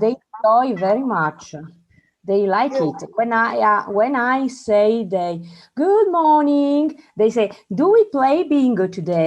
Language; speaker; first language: English; non-native, learner; Italian